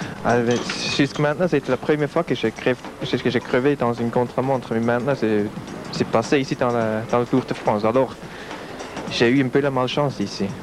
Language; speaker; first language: French; non-native, fluent; Swiss German